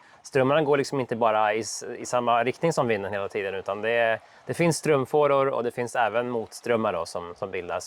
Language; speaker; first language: Swedish; native; Swedish